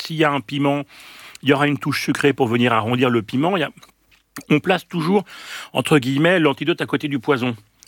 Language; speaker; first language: French; native; French